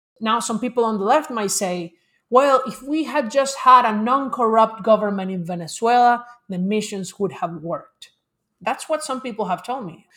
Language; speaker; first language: English; non-native, fluent; Spanish